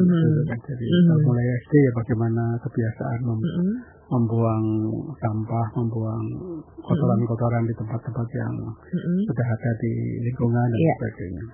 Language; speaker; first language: Indonesian; native; Indonesian